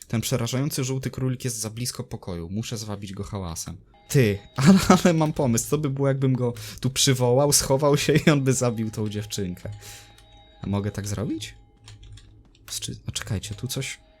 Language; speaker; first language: Polish; native; Polish